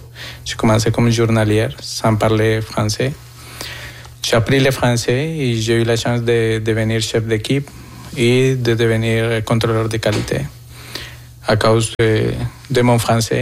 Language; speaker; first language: French; non-native, fluent; Spanish